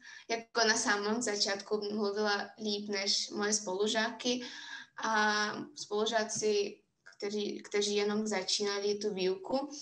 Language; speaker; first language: Czech; non-native, fluent; Russian